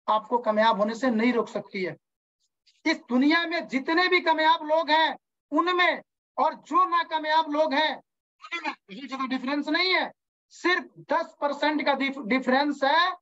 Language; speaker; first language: Hindi; native; Hindi